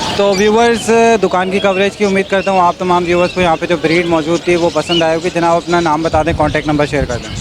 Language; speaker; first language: Urdu; native; Urdu